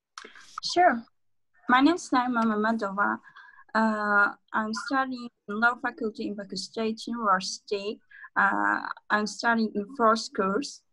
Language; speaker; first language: English; non-native, learner; Azerbaijani